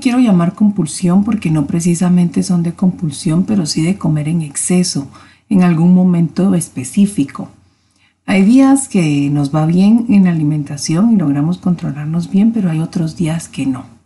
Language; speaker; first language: Spanish; native; Spanish